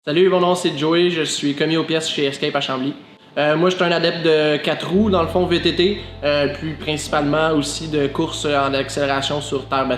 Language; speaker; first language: French; native; French